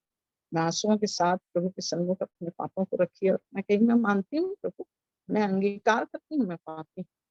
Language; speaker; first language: Hindi; native; Hindi